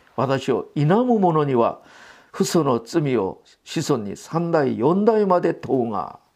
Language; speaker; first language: Japanese; non-native, fluent; Korean